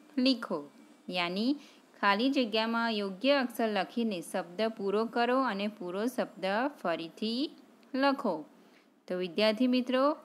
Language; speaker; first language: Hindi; non-native, local second language; Gujarati